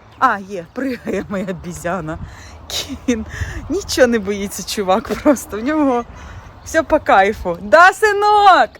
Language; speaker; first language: Ukrainian; native; Ukrainian